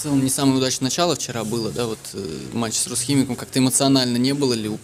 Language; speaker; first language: Russian; native; Russian